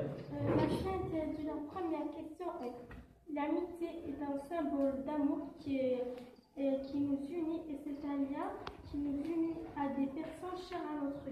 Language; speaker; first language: French; non-native, learner; Kabyle